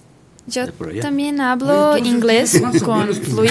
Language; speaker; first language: Spanish; non-native, learner; Portuguese